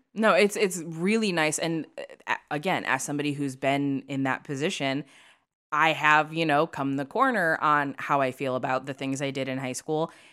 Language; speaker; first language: English; native; English